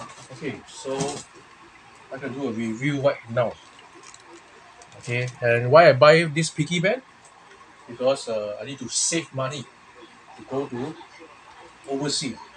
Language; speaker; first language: English; non-native, local second language; Chinese